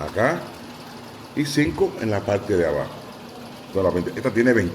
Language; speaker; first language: Spanish; native; Spanish